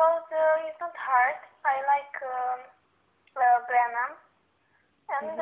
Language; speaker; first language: English; non-native, learner; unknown